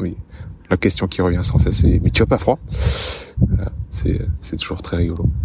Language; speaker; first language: French; native; French